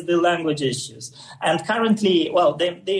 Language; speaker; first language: English; non-native, fluent; Russian